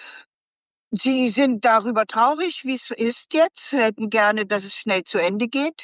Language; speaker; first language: German; native; German